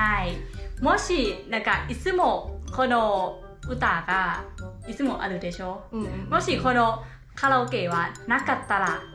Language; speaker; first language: Japanese; non-native, fluent; Thai